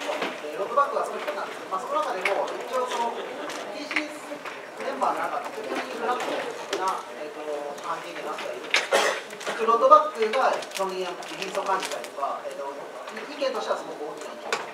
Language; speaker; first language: Japanese; native; Japanese